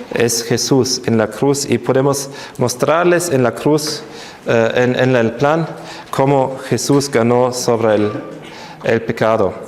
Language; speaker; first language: Spanish; non-native, fluent; German